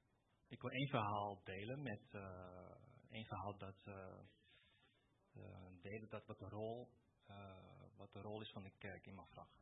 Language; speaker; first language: Dutch; early bilingual, other home language; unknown